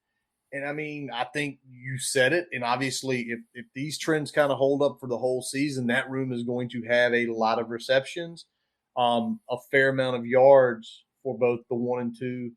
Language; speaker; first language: English; native; English